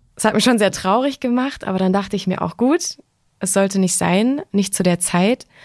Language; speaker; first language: German; native; German